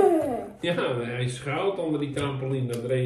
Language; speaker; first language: Dutch; native; Dutch